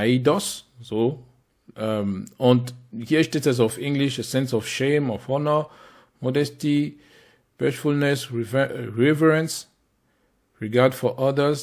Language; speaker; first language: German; non-native, fluent; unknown